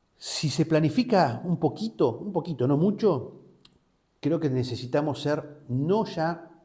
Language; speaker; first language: Spanish; native; Spanish